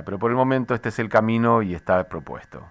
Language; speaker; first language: Spanish; native; Spanish